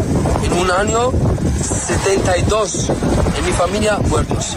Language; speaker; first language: Spanish; non-native, learner; Arabic